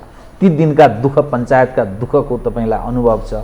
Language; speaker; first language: Nepali; native; Nepali